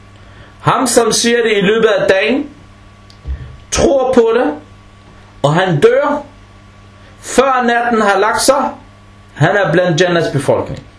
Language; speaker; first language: Danish; early bilingual, other home language; Arabic